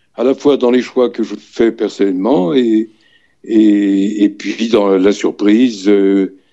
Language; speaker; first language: French; native; French